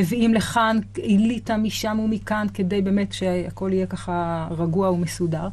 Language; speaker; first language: Hebrew; native; Hebrew